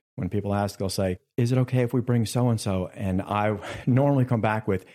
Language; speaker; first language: English; native; English